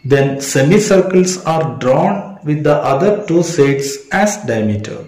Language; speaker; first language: English; non-native, local second language; Malayalam